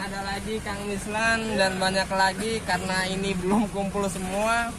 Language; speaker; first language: Indonesian; native; Indonesian